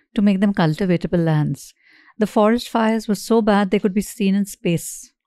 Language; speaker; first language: English; non-native, local second language; Hindi